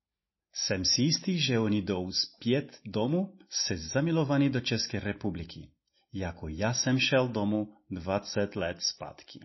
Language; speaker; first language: Czech; non-native, learner; Portuguese